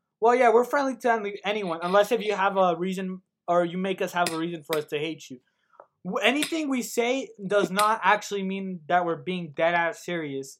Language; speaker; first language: English; early bilingual, other home language; Spanish